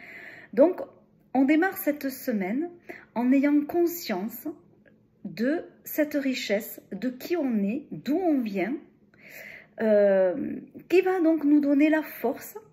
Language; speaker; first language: French; native; French